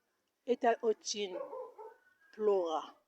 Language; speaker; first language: Russian; non-native, learner; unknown